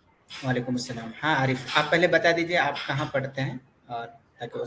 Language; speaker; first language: Hindi; native; Hindi